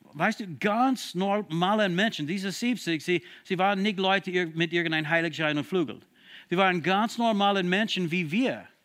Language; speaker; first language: German; non-native, fluent; English